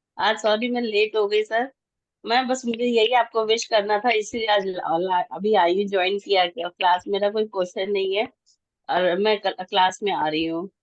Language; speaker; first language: Hindi; native; Hindi